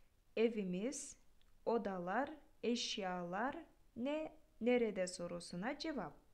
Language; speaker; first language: Turkish; non-native, fluent; Kyrgyz